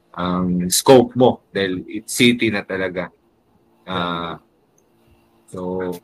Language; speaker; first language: Filipino; native; Filipino